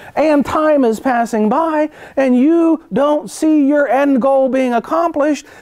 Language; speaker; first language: English; native; English